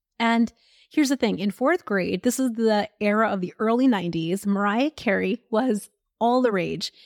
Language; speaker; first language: English; early bilingual, other home language; Hindi